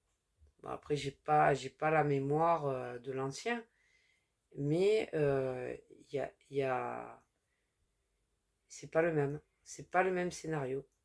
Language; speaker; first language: French; native; French